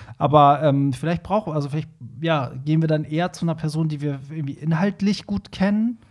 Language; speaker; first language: German; early bilingual, other home language; Persian